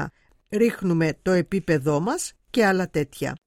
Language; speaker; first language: Greek; native; Greek